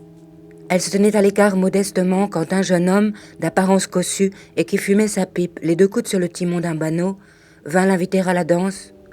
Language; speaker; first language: French; native; French